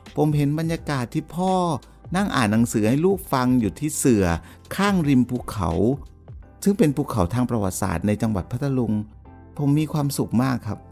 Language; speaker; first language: Thai; native; Thai